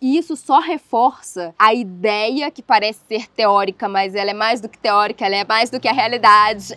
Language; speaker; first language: Portuguese; native; Portuguese